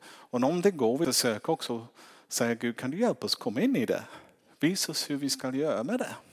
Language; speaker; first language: Swedish; non-native, fluent; English